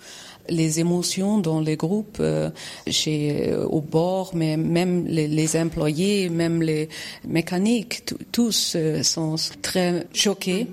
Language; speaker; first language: French; non-native, learner; German